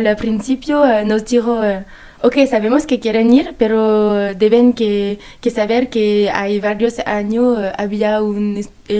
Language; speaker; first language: Spanish; non-native, learner; French